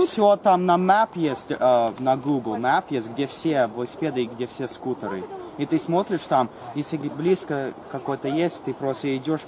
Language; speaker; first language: Russian; native; Russian